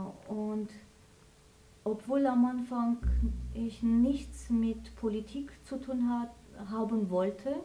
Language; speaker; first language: German; non-native, fluent; Armenian